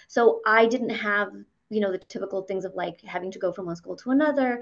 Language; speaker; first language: English; early bilingual, other home language; Spanish